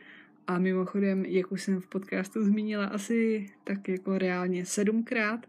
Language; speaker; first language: Czech; native; Czech